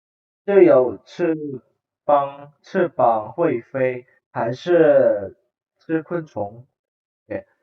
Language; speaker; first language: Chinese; non-native, fluent; Indonesian